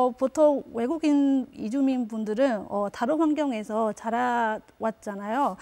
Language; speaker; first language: Korean; non-native, fluent; Burmese